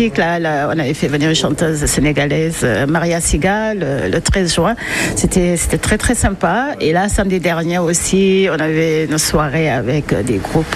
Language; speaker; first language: French; non-native, local second language; Wolof